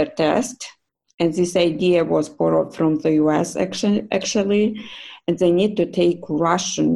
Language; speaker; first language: English; non-native, fluent; Russian